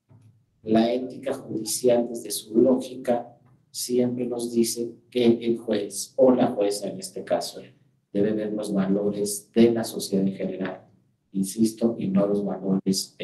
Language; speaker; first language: Spanish; native; Spanish